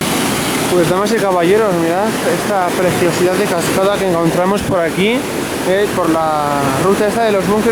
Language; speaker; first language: Spanish; native; Spanish